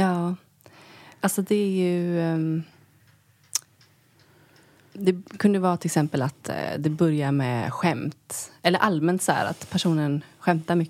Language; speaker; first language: Swedish; native; Swedish